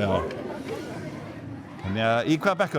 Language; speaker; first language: Icelandic; native; Icelandic